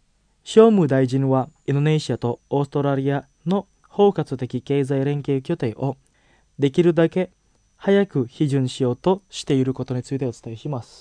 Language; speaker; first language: Japanese; non-native, fluent; Indonesian